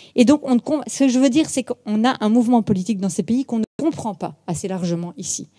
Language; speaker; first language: French; native; French